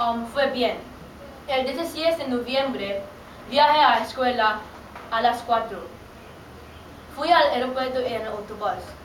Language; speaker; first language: Spanish; non-native, learner; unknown